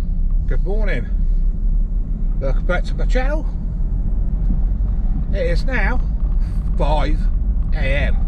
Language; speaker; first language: English; native; English